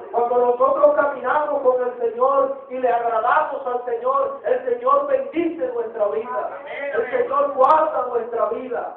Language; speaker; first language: Spanish; native; Spanish